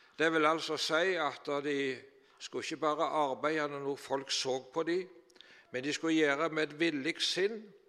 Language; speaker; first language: Norwegian; native; Norwegian